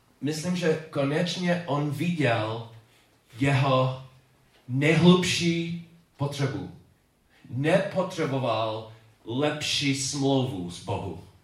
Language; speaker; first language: Czech; non-native, learner; English